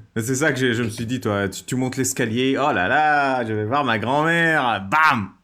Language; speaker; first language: French; native; French